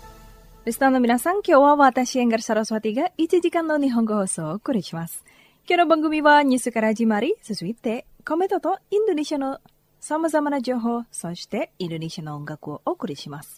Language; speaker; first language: Japanese; non-native, fluent; Indonesian